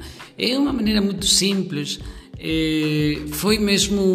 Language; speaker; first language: Portuguese; non-native, fluent; Spanish